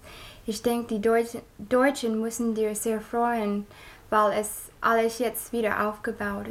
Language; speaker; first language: German; non-native, learner; English